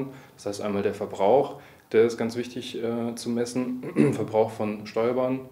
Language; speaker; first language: German; native; German